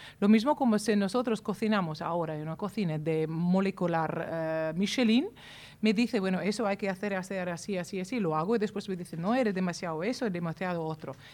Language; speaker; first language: Spanish; non-native, fluent; Latvian